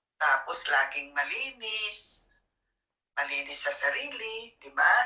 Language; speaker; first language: Filipino; native; Filipino